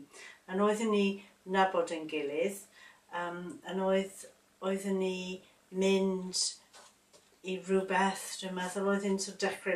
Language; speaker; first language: Welsh; non-native, learner; English